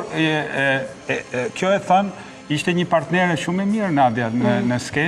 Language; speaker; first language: Albanian; native; Albanian